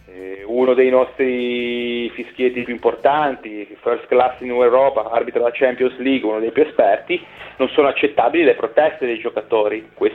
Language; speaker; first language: Italian; native; Italian